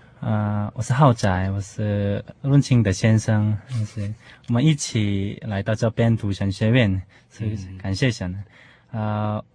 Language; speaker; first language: Chinese; non-native, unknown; Korean